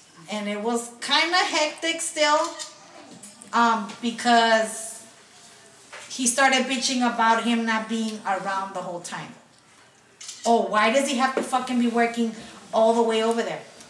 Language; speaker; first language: English; early bilingual, other home language; Spanish